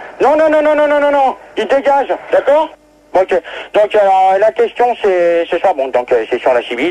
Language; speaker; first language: French; native; French